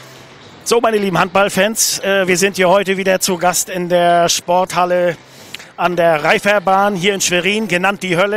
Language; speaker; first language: German; native; German